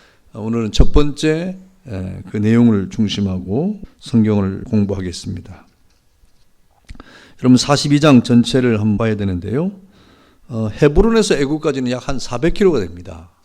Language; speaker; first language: Korean; native; Korean